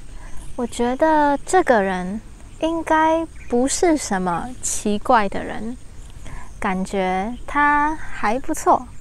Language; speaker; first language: Chinese; non-native, learner; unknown